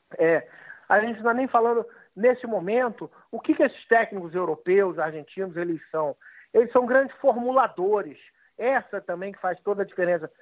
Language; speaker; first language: Portuguese; native; Portuguese